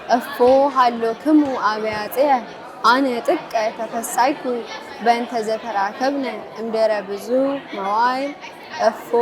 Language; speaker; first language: Amharic; early bilingual, heritage; Amharic